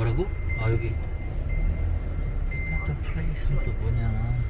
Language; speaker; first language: Korean; native; Korean